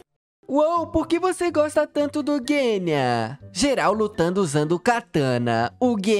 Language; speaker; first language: Portuguese; native; Portuguese